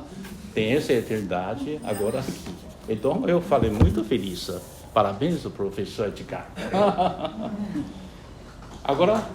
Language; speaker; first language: Portuguese; non-native, fluent; Chinese